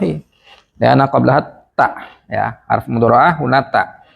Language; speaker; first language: Arabic; non-native, fluent; Indonesian